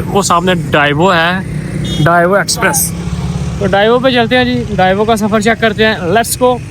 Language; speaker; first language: Urdu; non-native, local second language; Punjabi